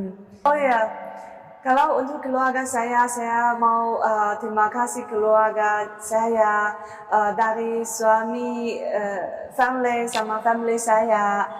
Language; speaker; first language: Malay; non-native, learner; Chinese